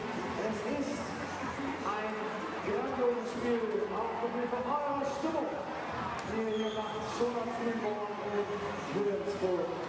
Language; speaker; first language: German; native; German